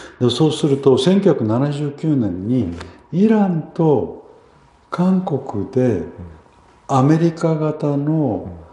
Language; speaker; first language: Japanese; early bilingual, other home language; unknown